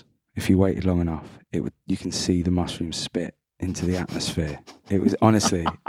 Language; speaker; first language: English; native; English